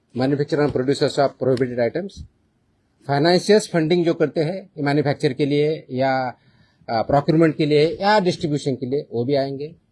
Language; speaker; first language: Hindi; non-native, local second language; Marathi